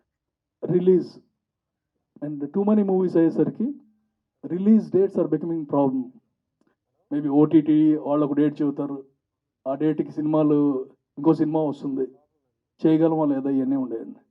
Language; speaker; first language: Telugu; native; Telugu